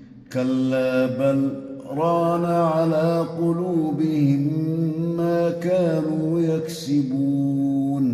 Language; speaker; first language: Arabic; native; Arabic